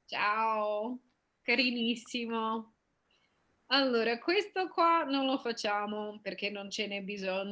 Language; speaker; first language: Italian; non-native, fluent; English